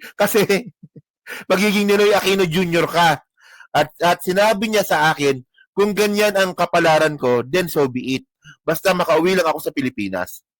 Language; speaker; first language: Filipino; non-native, local second language; Hiligaynon